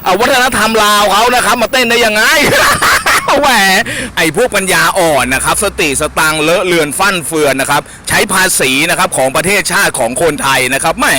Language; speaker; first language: Thai; native; Thai